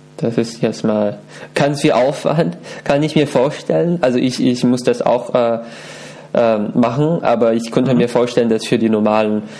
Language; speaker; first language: German; non-native, fluent; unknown